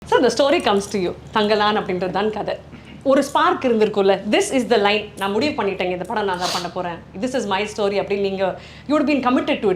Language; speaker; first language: Tamil; native; Tamil